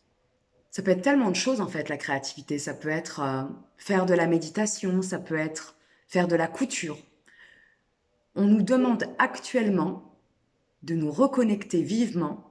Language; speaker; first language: French; native; French